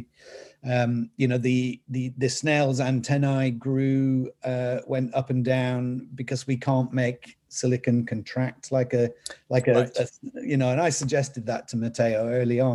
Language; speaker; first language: English; native; English